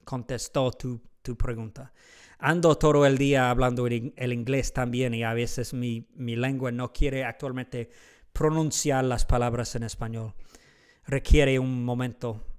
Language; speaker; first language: Spanish; non-native, learner; English